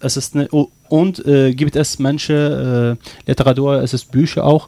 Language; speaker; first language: German; non-native, learner; Arabic